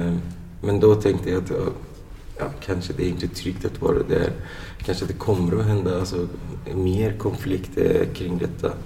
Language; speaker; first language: Swedish; non-native, fluent; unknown